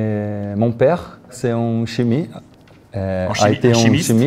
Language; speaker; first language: French; non-native, learner; Portuguese